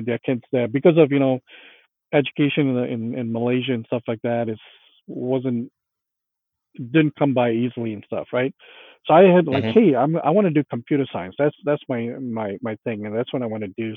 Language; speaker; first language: English; non-native, local second language; Punjabi